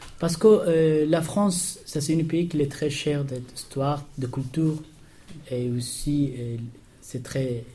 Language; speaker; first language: French; non-native, learner; Persian